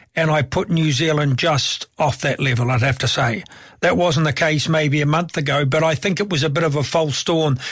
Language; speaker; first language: English; native; English